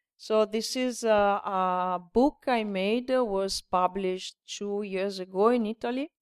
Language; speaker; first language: English; non-native, learner; Italian